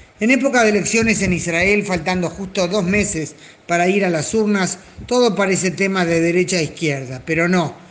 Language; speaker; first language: Spanish; native; Spanish